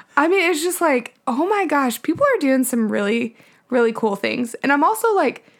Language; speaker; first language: English; native; English